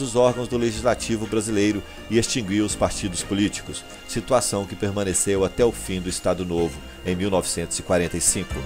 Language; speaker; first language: Portuguese; native; Portuguese